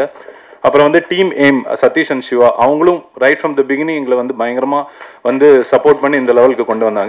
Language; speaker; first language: Tamil; native; Tamil